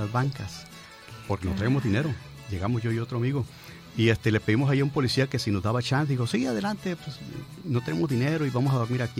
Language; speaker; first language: Spanish; native; Spanish